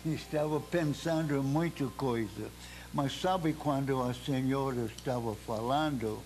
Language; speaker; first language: Portuguese; non-native, fluent; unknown